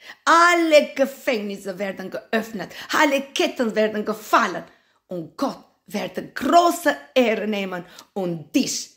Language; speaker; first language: German; non-native, fluent; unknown